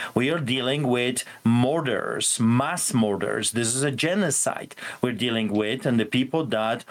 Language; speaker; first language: English; non-native, fluent; Polish